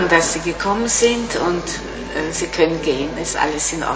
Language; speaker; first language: German; non-native, fluent; Italian